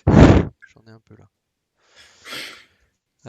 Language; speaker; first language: French; native; French